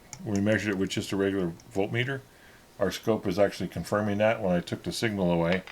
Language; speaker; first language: English; native; English